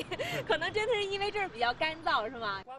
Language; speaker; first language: Chinese; native; Chinese